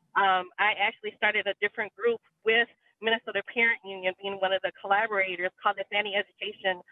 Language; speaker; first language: English; native; English